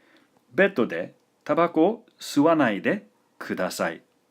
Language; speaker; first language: Japanese; non-native, fluent; English